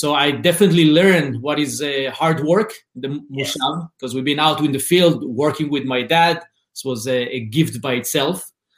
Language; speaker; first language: English; non-native, fluent; Hebrew